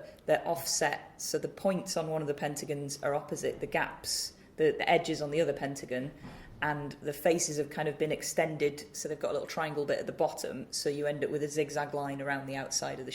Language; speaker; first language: English; native; English